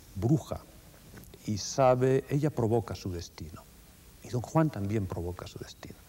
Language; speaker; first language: Spanish; native; Spanish